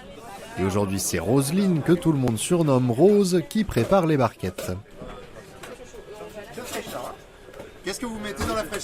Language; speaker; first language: French; native; French